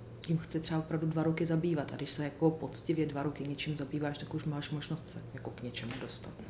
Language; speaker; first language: Czech; native; Czech